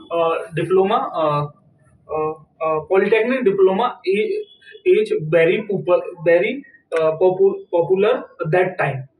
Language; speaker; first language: English; non-native, learner; Hindi